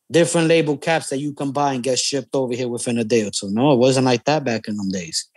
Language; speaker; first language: English; native; English